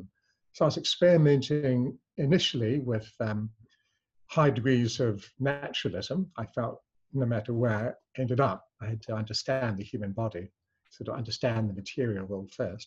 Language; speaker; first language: English; native; English